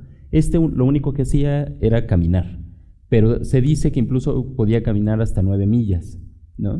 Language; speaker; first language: Spanish; native; Spanish